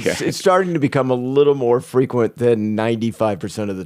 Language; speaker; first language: English; native; English